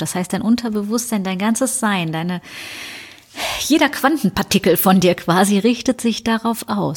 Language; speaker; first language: German; native; German